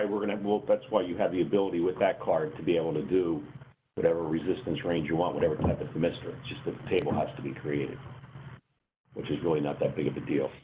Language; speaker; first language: English; native; English